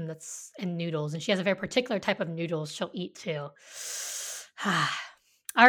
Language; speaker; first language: English; early bilingual, other home language; Vietnamese